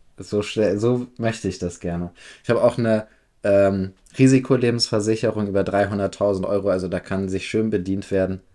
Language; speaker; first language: German; native; German